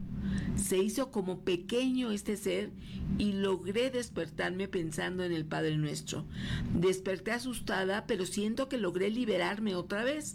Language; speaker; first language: Spanish; native; Spanish